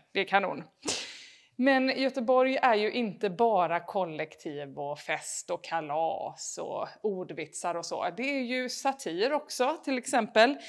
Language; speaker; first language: Swedish; native; Swedish